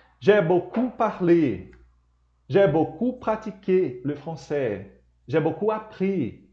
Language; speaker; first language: French; non-native, fluent; Portuguese